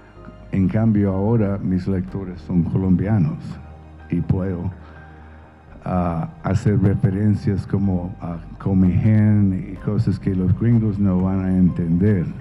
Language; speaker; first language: Spanish; non-native, fluent; English